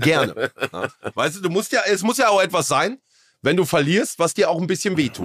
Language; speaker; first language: German; native; German